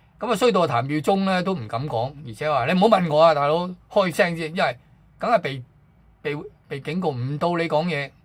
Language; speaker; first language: Chinese; non-native, local second language; Cantonese